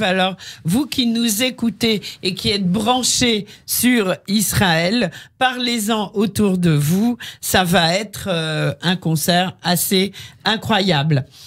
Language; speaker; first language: French; native; French